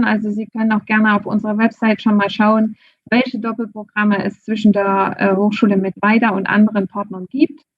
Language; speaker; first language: German; native; German